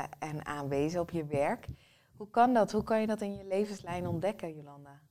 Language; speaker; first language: Dutch; native; Dutch